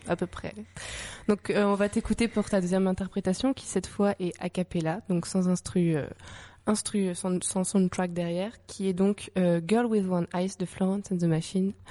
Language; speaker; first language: French; native; French